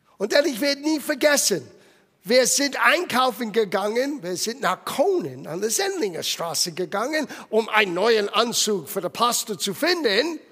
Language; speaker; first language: German; non-native, fluent; English